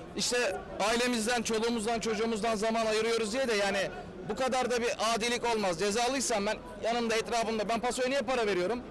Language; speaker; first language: Turkish; native; Turkish